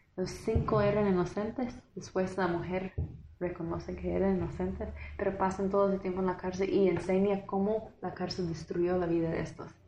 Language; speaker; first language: Spanish; non-native, fluent; English